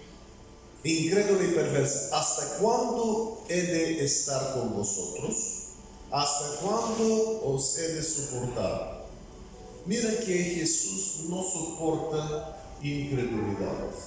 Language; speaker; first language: Spanish; non-native, fluent; Bulgarian